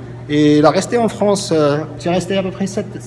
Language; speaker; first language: French; non-native, local second language; Arabic